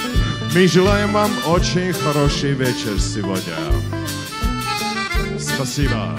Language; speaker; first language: Russian; non-native, fluent; Latvian